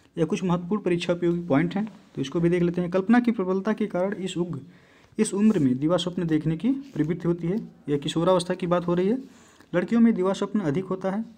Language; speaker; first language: Hindi; native; Hindi